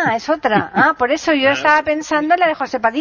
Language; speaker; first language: Spanish; native; Spanish